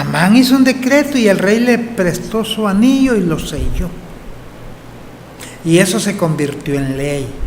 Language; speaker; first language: Spanish; native; Spanish